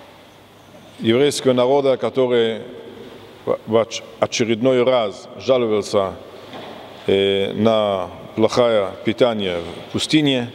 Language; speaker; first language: Russian; non-native, fluent; German